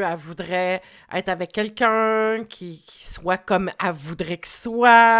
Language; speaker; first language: French; native; French